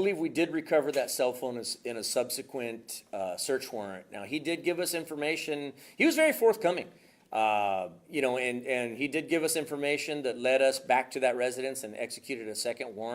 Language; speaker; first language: English; native; English